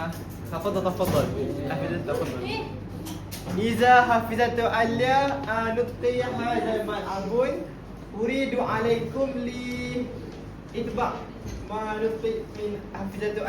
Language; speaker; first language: Arabic; non-native, learner; Malay